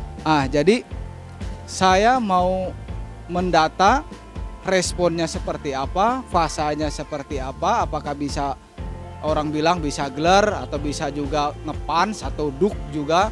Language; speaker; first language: Indonesian; native; Indonesian